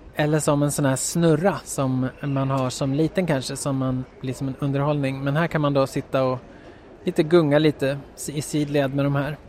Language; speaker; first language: Swedish; native; Swedish